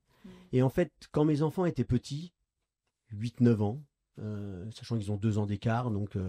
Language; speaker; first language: French; native; French